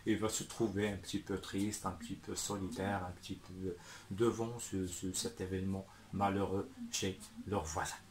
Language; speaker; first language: French; non-native, local second language; Arabic